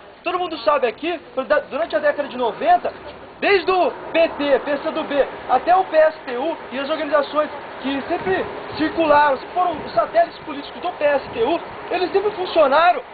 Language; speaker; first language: Portuguese; native; Portuguese